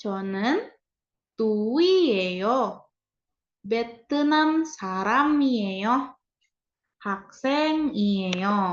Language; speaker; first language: Korean; non-native, fluent; Indonesian